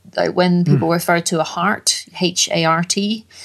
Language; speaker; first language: English; native; English